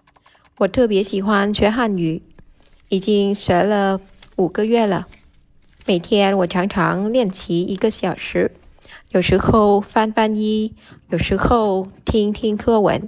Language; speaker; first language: Chinese; non-native, learner; Vietnamese